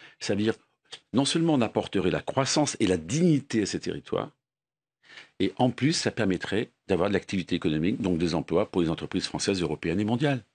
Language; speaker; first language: French; native; French